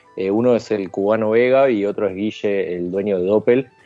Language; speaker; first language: Spanish; native; Spanish